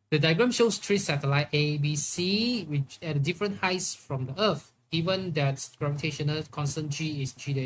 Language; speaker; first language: English; non-native, local second language; Chinese